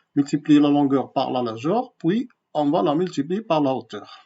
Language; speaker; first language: French; non-native, local second language; Arabic